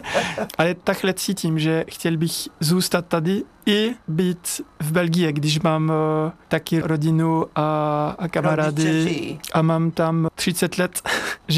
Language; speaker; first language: Czech; non-native, learner; French